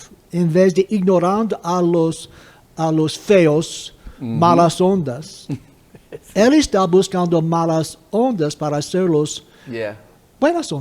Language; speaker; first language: Spanish; non-native, fluent; English